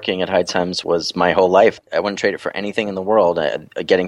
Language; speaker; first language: English; native; English